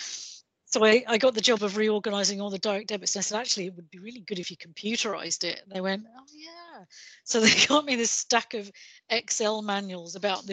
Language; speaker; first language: English; native; English